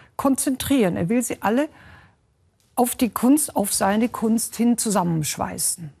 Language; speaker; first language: German; native; German